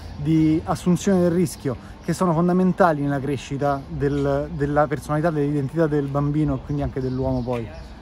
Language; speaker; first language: Italian; native; Italian